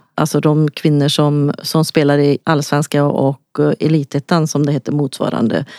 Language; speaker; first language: Swedish; native; Swedish